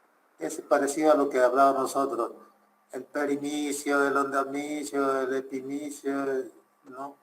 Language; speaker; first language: Spanish; native; Spanish